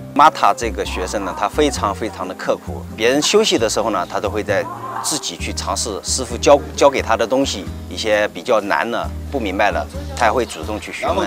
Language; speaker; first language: Chinese; native; Chinese